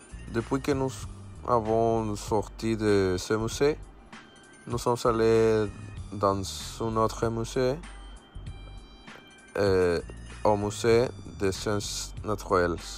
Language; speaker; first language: French; non-native, learner; Spanish